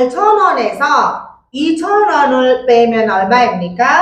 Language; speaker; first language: Korean; non-native, fluent; Nepali